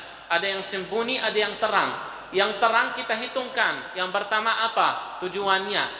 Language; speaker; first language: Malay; non-native, fluent; Arabic